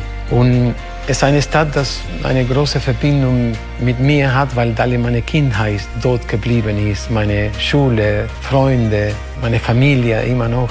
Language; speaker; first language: German; non-native, fluent; Spanish